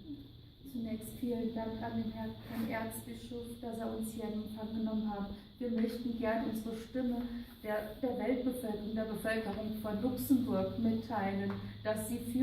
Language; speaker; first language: German; non-native, fluent; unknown